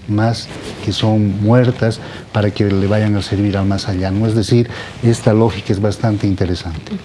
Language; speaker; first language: Spanish; native; Spanish